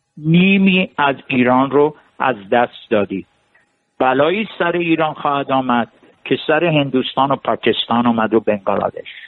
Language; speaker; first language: Persian; non-native, local second language; Armenian